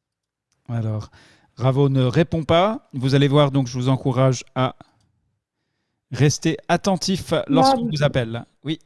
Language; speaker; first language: French; native; French